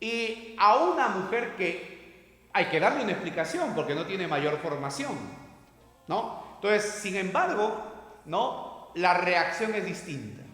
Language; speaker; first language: Spanish; native; Spanish